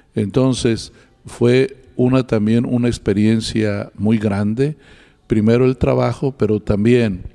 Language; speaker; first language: Spanish; native; Spanish